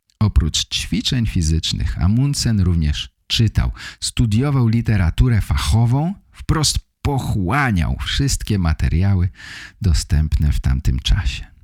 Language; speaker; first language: Polish; native; Polish